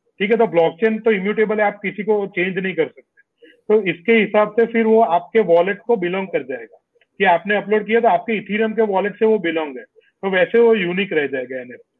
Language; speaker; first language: Hindi; non-native, local second language; Gujarati